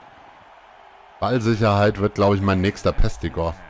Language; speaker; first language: German; native; German